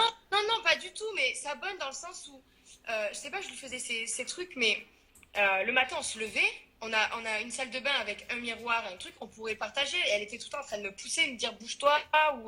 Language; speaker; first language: French; native; French